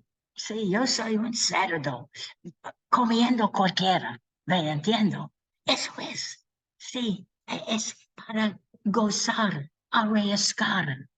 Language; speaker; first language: Spanish; non-native, learner; English